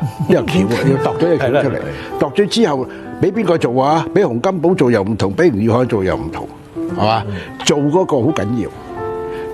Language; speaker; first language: Cantonese; native; Cantonese